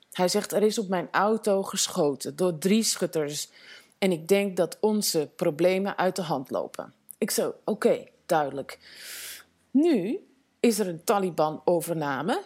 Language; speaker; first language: Dutch; native; Dutch